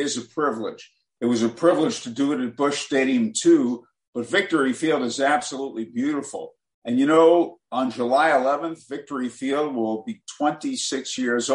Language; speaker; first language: English; native; English